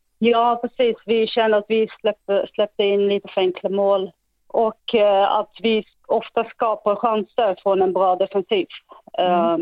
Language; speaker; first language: Swedish; non-native, fluent; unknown